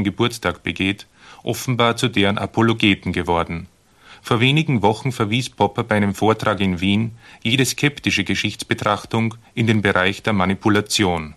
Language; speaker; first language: German; native; German